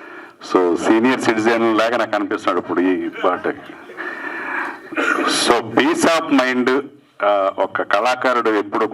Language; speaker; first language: Telugu; native; Telugu